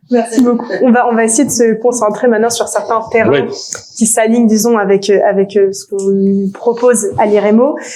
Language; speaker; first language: French; native; French